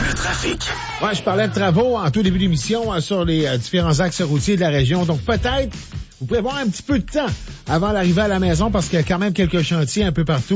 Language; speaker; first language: French; native; French